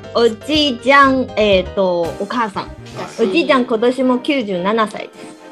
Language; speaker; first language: Japanese; non-native, fluent; Chinese